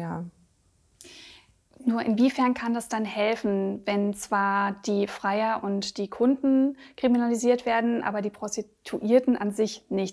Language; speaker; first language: German; native; German